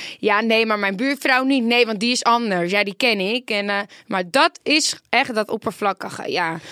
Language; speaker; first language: Dutch; native; Dutch